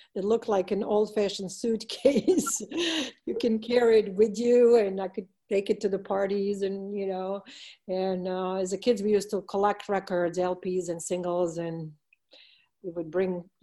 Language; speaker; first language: English; non-native, fluent; Serbian